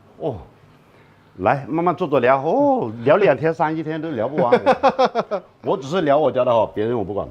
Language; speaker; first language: Chinese; early bilingual, heritage; Chinese